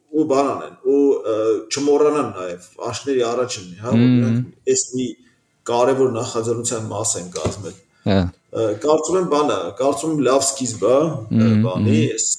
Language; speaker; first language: Armenian; native; Armenian